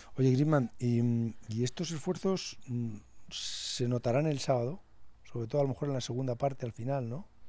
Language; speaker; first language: Spanish; native; Spanish